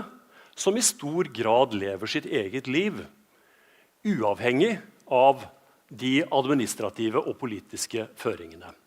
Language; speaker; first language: Danish; non-native, fluent; Norwegian